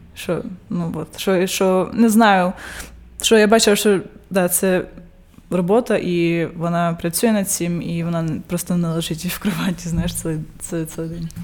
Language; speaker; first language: Ukrainian; early bilingual, heritage; Ukrainian